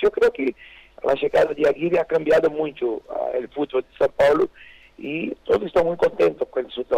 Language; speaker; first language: Spanish; non-native, fluent; Portuguese